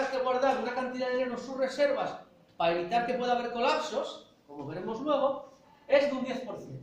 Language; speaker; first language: Spanish; native; Spanish